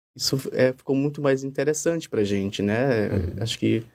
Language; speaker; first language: Portuguese; native; Portuguese